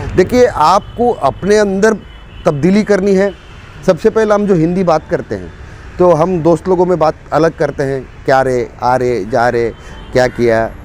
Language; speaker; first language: Hindi; non-native, local second language; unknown